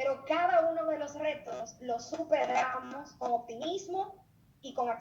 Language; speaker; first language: Spanish; native; Spanish